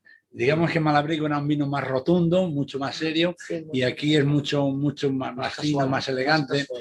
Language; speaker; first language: Spanish; native; Spanish